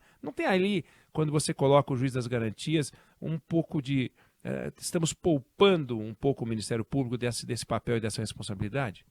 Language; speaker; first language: Portuguese; native; Portuguese